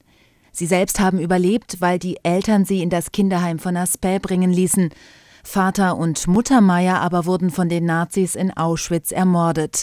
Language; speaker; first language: German; native; German